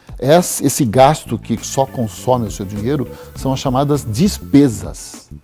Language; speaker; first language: Portuguese; native; Portuguese